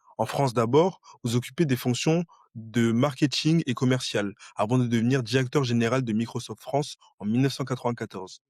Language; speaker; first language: French; native; French